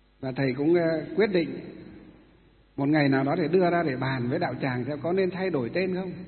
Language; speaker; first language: Vietnamese; non-native, local second language; Muong